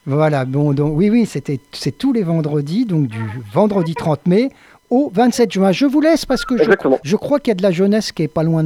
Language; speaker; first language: French; native; French